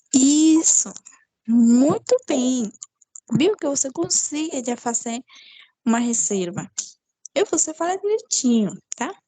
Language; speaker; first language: Portuguese; non-native, fluent; Spanish